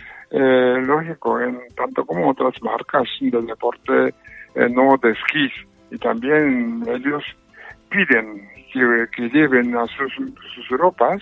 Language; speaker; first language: Spanish; non-native, fluent; Japanese